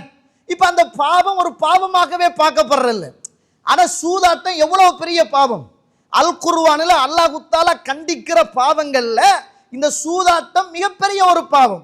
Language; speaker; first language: Tamil; native; Tamil